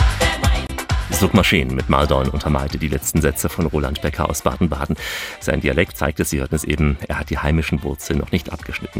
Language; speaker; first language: German; native; German